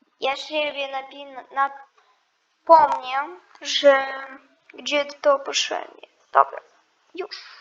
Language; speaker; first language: Polish; non-native, learner; Ukrainian